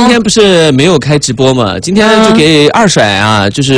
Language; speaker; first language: Chinese; native; Chinese